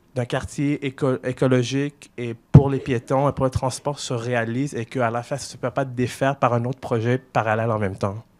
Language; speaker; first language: French; native; French